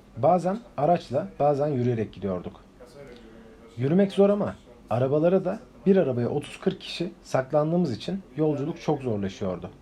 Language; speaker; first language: Turkish; non-native, fluent; Uzbek